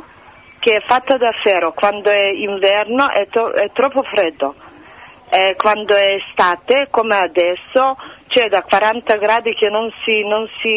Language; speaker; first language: Italian; non-native, fluent; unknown